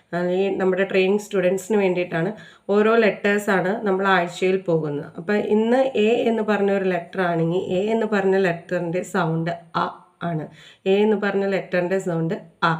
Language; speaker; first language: Malayalam; native; Malayalam